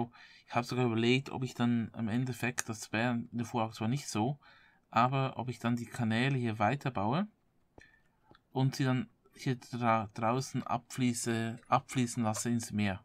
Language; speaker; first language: German; native; German